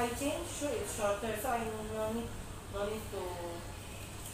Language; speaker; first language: English; non-native, learner; Filipino